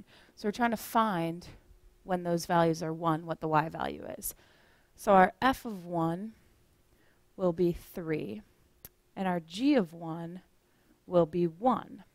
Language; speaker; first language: English; native; English